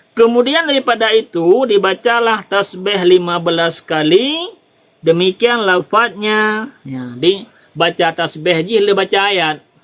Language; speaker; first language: Malay; non-native, local second language; Achinese